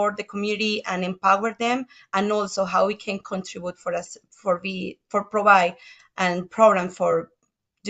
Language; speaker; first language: English; non-native, fluent; Spanish